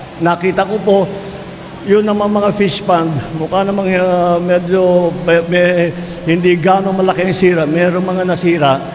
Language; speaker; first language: Filipino; native; Filipino